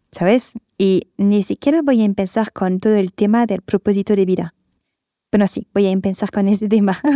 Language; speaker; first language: Spanish; non-native, fluent; French